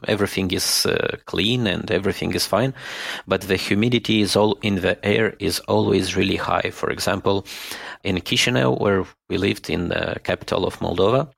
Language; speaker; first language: English; non-native, fluent; Romanian